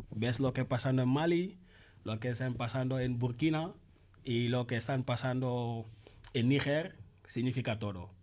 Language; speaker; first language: Spanish; non-native, learner; Wolof